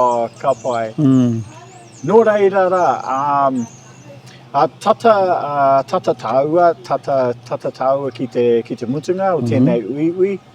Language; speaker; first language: Māori; non-native, local second language; English